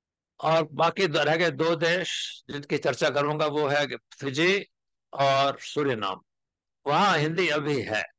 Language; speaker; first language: Hindi; native; Hindi